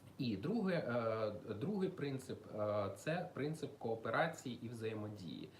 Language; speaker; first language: Ukrainian; non-native, local second language; Russian